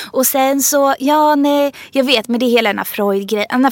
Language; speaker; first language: Swedish; early bilingual, other home language; Persian